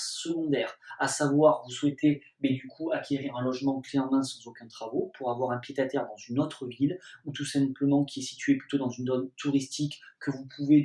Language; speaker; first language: French; native; French